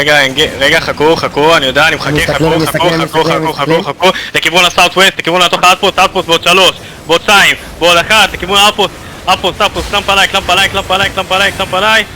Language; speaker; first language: Hebrew; native; Hebrew